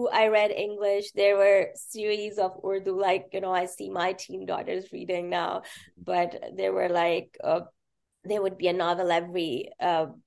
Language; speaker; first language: English; non-native, local second language; Urdu